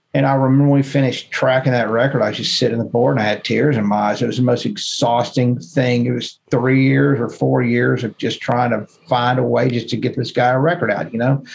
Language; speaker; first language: English; native; English